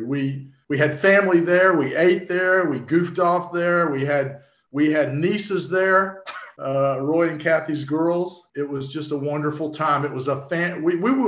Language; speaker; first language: English; native; English